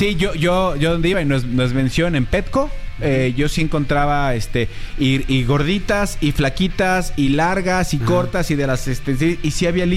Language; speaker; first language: Spanish; native; Spanish